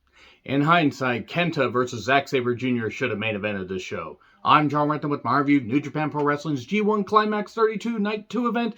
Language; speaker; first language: English; native; English